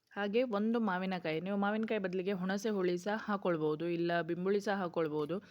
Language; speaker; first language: Kannada; non-native, local second language; Konkani